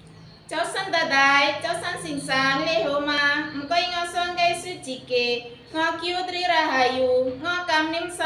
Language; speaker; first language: Cantonese; non-native, learner; Indonesian